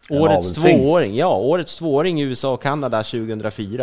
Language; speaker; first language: Swedish; native; Swedish